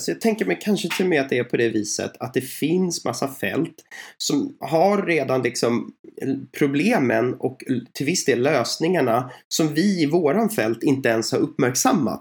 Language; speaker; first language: Swedish; native; Swedish